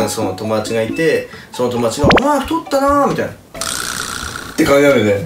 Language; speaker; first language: Japanese; native; Japanese